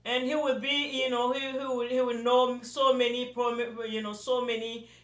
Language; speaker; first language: English; non-native, local second language; Yoruba